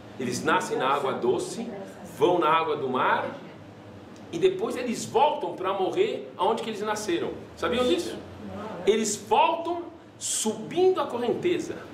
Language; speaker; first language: Portuguese; non-native, fluent; French